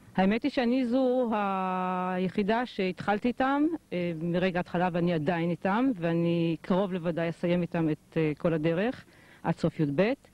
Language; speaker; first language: Hebrew; native; Hebrew